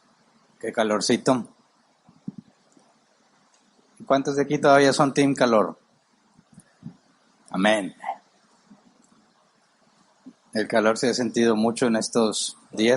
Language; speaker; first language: Spanish; native; Spanish